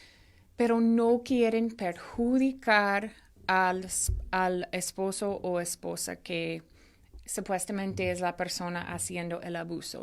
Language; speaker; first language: Spanish; non-native, fluent; English